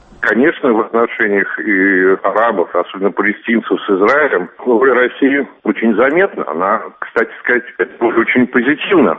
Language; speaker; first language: Russian; native; Russian